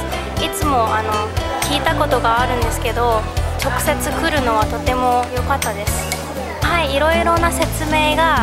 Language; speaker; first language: Japanese; non-native, learner; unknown